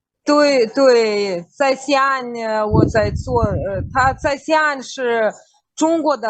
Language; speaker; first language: Chinese; non-native, fluent; Russian